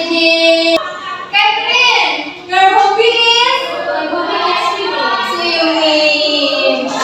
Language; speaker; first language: English; non-native, learner; Indonesian